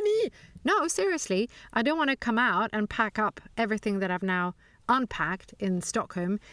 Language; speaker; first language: English; non-native, fluent; Swedish